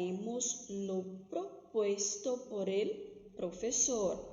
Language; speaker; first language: Spanish; non-native, fluent; Portuguese